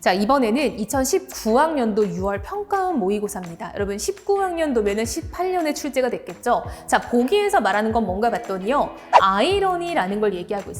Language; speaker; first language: Korean; native; Korean